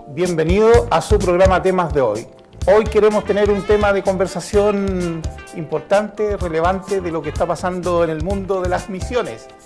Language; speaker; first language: Spanish; native; Spanish